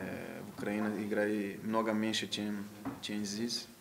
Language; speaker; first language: Russian; non-native, learner; Portuguese